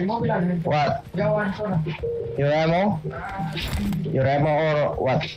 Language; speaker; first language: English; non-native, learner; Indonesian